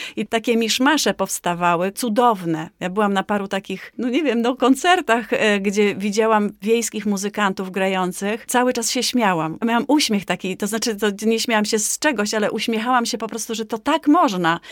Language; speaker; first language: Polish; native; Polish